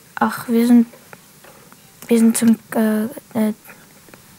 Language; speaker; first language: German; early bilingual, other home language; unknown